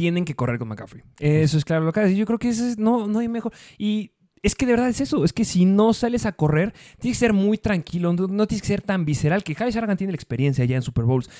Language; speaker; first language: Spanish; native; Spanish